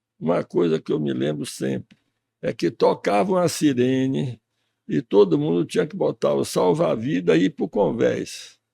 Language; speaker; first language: Portuguese; early bilingual, other home language; Russian